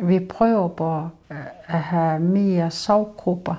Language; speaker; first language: Danish; non-native, local second language; Kalaallisut